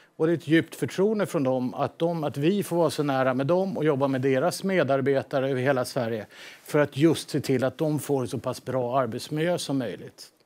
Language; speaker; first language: Swedish; native; Swedish